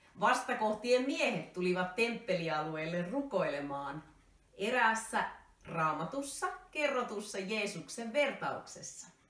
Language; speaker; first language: Finnish; native; Finnish